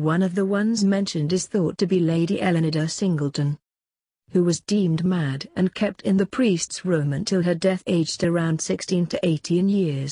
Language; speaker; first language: English; native; English